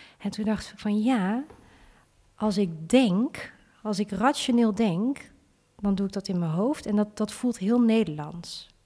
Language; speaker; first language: Dutch; early bilingual, other home language; Vietnamese